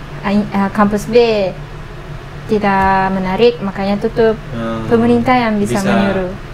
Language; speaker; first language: Indonesian; non-native, learner; Japanese